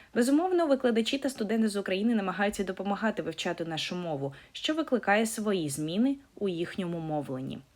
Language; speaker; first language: Ukrainian; native; Ukrainian